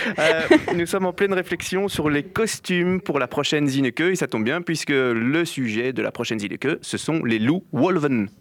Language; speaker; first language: French; native; French